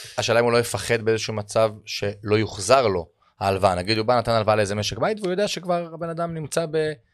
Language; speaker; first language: Hebrew; native; Hebrew